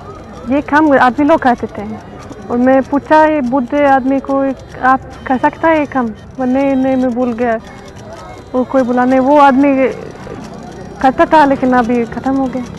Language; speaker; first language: Hindi; non-native, learner; Swedish